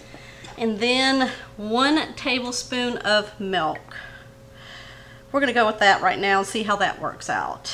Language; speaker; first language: English; native; English